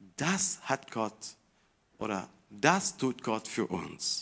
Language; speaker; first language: German; non-native, fluent; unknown